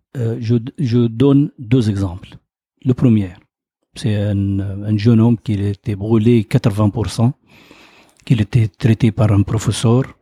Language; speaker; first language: French; non-native, fluent; Arabic